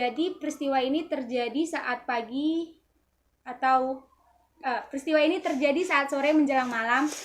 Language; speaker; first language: Indonesian; native; Indonesian